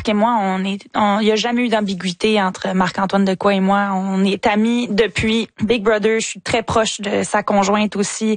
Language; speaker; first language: French; native; French